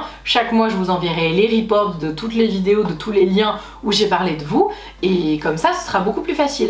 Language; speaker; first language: French; native; French